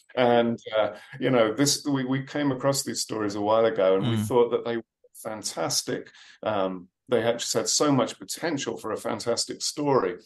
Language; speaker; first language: English; native; English